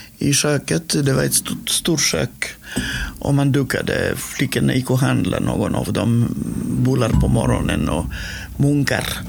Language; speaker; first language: Swedish; non-native, fluent; Macedonian